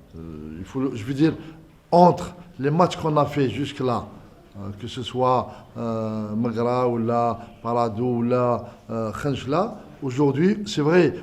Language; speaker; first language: French; non-native, local second language; Arabic